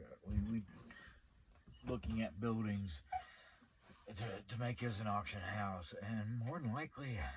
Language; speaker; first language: English; native; English